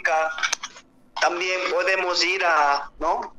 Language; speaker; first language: Spanish; non-native, learner; Korean